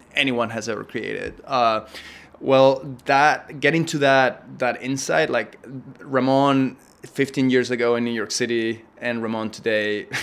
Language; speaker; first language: English; non-native, fluent; Spanish